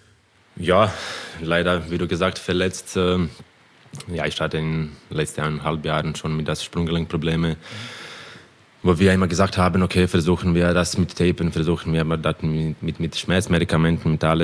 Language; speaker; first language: German; non-native, fluent; Croatian